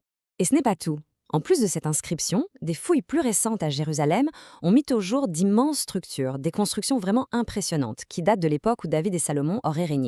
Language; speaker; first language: French; native; French